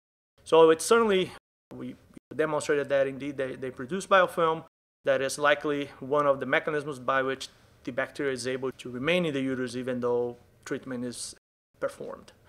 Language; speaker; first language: English; non-native, fluent; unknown